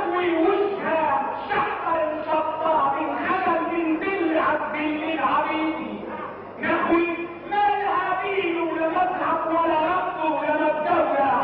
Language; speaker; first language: Arabic; native; Arabic